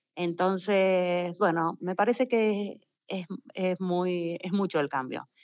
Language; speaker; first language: Spanish; native; Spanish